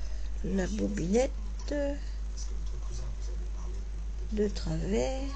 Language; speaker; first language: French; native; French